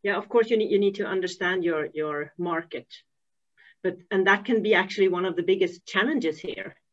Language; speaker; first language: English; non-native, fluent; Swedish